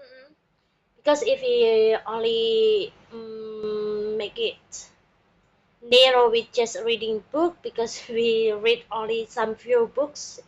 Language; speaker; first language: English; non-native, learner; Indonesian